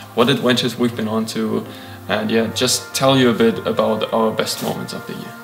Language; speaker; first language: English; non-native, fluent; German